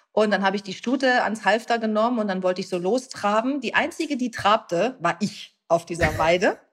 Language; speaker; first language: German; native; German